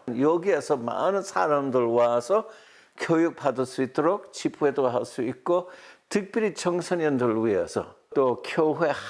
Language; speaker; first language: Korean; non-native, fluent; English